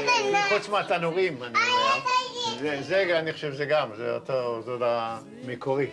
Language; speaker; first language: Hebrew; non-native, fluent; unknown